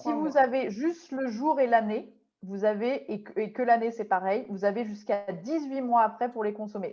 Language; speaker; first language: French; native; French